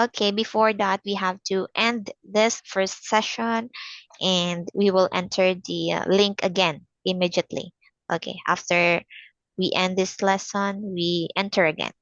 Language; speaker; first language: English; non-native, fluent; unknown